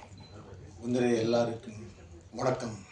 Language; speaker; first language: Tamil; non-native, learner; Telugu